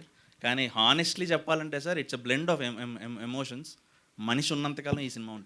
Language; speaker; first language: Telugu; native; Telugu